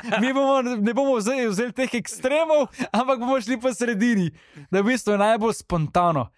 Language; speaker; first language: Slovenian; non-native, local second language; Serbian